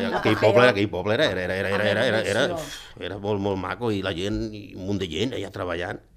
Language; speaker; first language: Catalan; early bilingual, other home language; Galician